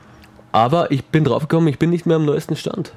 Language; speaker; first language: German; native; German